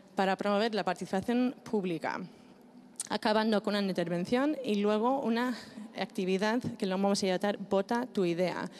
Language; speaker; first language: Spanish; non-native, fluent; Greek